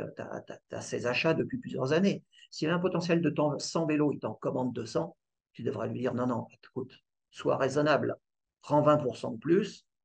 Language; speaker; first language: French; native; French